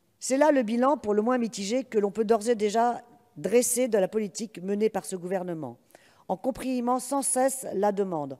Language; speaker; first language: French; native; French